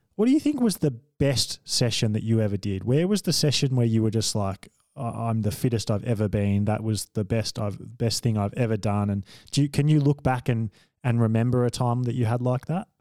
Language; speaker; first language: English; native; English